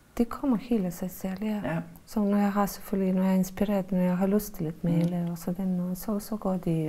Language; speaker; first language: Danish; non-native, fluent; Bosnian